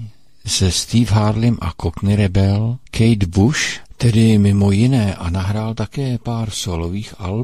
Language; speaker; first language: Czech; native; Czech